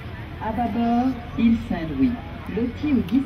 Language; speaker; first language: French; native; French